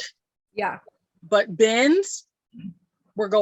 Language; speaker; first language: English; native; English